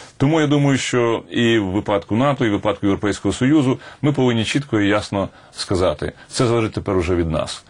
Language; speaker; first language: Ukrainian; native; Ukrainian